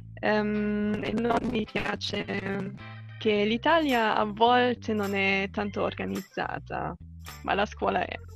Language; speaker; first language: Italian; non-native, learner; German